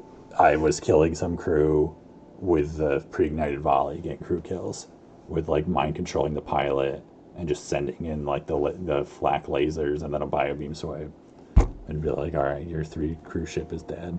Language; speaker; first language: English; native; English